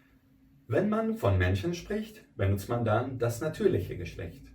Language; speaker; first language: German; non-native, fluent; Persian